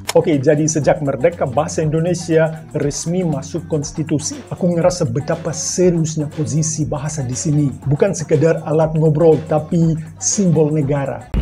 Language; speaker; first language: Malay; non-native, fluent; Russian